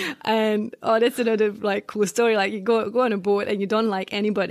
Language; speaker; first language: English; non-native, fluent; Hungarian